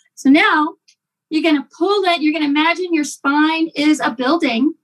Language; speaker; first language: English; native; English